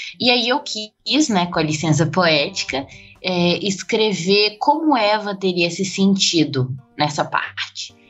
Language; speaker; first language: Portuguese; native; Portuguese